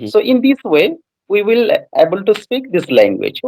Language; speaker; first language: English; non-native, fluent; Odia